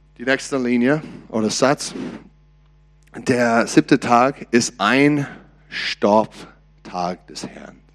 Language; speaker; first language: German; non-native, learner; English